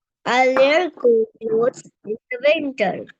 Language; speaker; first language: English; non-native, learner; Hindi